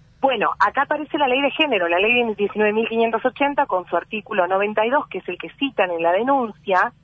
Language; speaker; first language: Spanish; native; Spanish